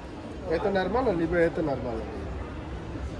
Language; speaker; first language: Russian; non-native, learner; Marathi